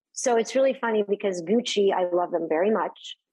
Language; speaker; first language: English; native; English